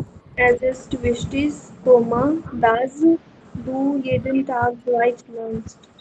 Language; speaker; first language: German; non-native, learner; Hindi